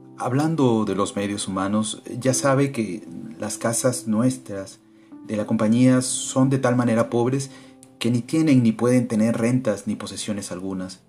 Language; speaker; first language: Spanish; native; Spanish